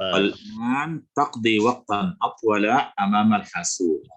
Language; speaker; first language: Arabic; non-native, fluent; Indonesian